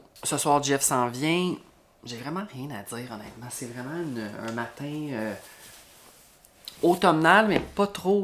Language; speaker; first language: French; native; French